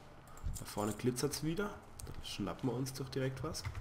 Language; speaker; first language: German; native; German